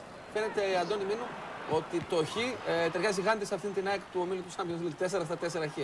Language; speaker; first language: Greek; native; Greek